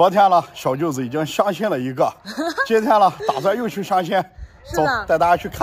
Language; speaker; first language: Chinese; native; Chinese